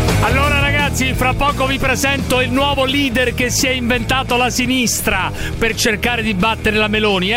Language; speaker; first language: Italian; native; Italian